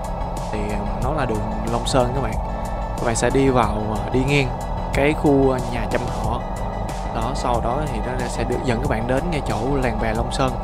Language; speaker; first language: Vietnamese; native; Vietnamese